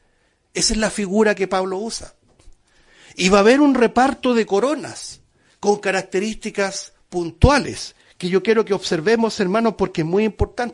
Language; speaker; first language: Spanish; native; Spanish